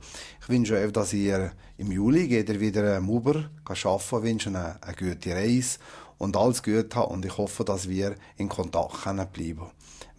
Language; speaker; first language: German; native; German